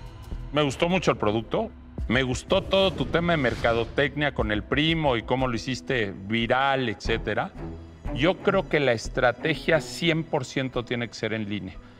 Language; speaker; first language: Spanish; native; Spanish